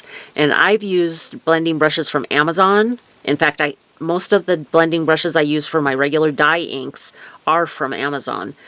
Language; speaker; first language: English; native; English